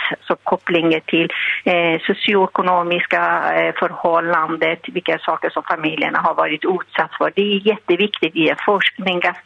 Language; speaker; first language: Swedish; non-native, fluent; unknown